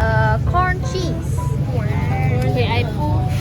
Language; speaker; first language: English; non-native, local second language; Malay